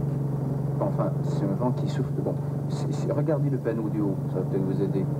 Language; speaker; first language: French; native; French